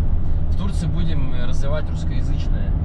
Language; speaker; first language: Russian; native; Russian